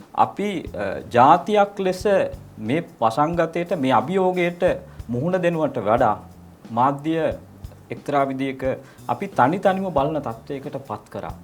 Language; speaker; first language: Sinhala; non-native, local second language; Tamil